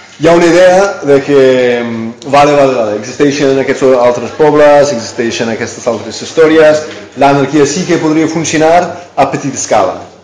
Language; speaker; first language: Catalan; non-native, fluent; English